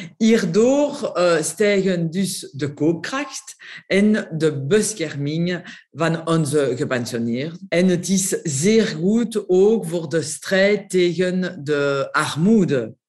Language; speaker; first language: Dutch; non-native, local second language; French